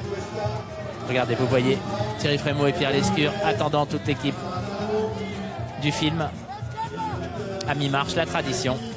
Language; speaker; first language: French; native; French